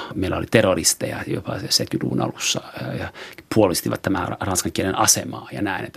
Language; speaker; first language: Finnish; non-native, fluent; French